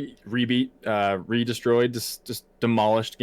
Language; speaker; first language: English; native; English